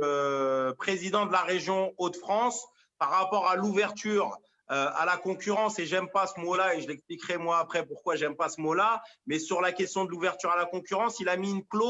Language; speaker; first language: French; native; French